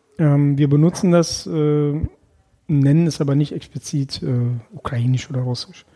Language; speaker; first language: German; early bilingual, other home language; Russian